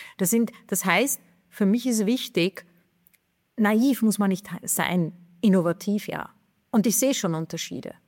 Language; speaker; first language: German; non-native, fluent; Czech